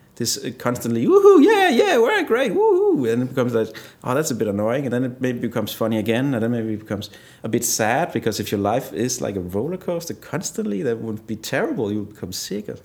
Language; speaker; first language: English; non-native, fluent; Danish